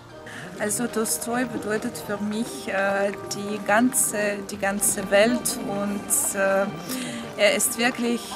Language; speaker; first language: German; non-native, fluent; Russian